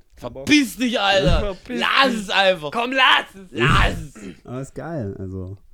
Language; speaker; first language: German; early bilingual, heritage; German